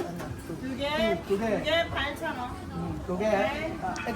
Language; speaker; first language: Korean; non-native, learner; Filipino